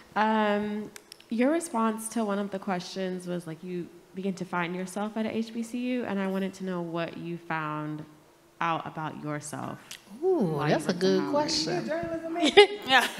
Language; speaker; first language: English; native; English